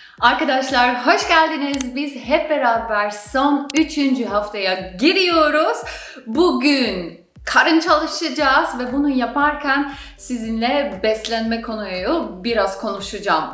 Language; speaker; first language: Turkish; non-native, fluent; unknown